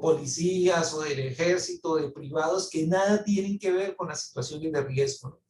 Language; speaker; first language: Spanish; native; Spanish